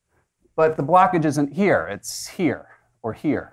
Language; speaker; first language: English; native; English